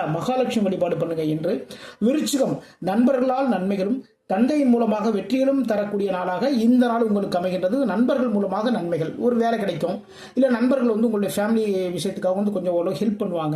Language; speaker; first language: Tamil; native; Tamil